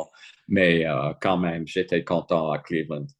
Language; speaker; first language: French; non-native, fluent; English